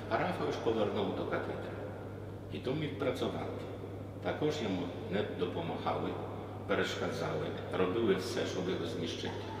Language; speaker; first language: Ukrainian; non-native, fluent; Polish